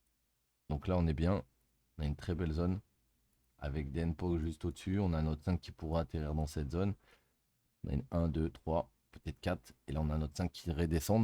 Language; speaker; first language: French; native; French